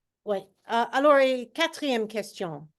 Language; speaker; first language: French; non-native, fluent; English